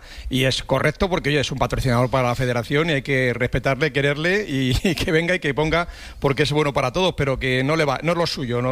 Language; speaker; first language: Spanish; native; Spanish